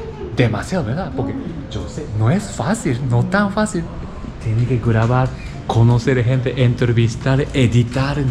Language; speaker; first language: Spanish; non-native, learner; Japanese